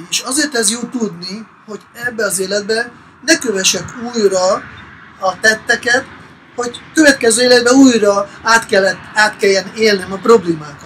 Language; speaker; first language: Hungarian; non-native, fluent; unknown